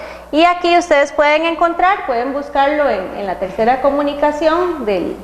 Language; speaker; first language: Spanish; native; Spanish